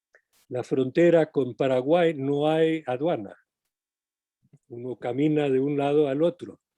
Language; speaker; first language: Spanish; non-native, fluent; English